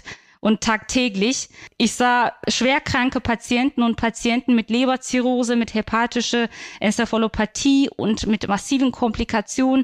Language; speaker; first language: German; non-native, fluent; Turkish